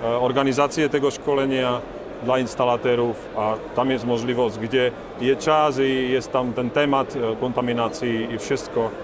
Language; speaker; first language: Polish; non-native, learner; Slovak